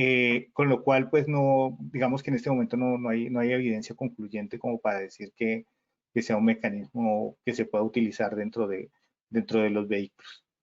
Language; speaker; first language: Spanish; native; Spanish